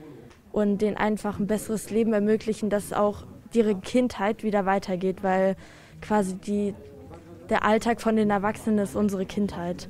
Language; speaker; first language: German; native; German